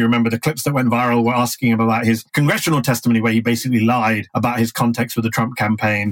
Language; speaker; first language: English; native; English